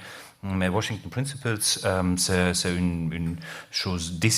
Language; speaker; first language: French; non-native, learner; German